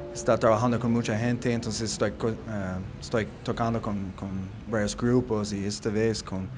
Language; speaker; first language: Spanish; non-native, learner; English